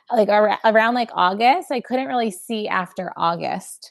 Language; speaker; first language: English; native; English